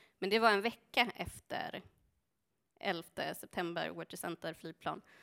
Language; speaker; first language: Swedish; early bilingual, other home language; Spanish